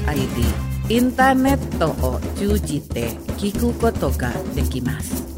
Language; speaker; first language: Japanese; non-native, learner; Indonesian